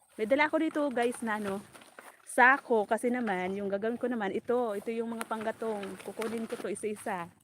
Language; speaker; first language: Filipino; non-native, local second language; Bikol